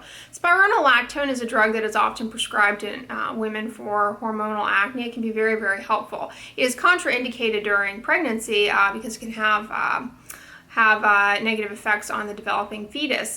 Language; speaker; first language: English; native; English